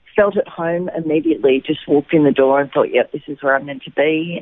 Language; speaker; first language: English; native; English